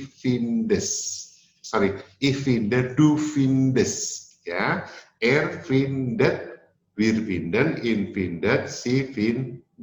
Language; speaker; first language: German; non-native, fluent; Indonesian